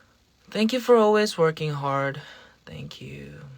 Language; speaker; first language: English; non-native, learner; Korean